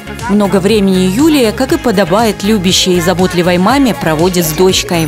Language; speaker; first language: Russian; native; Russian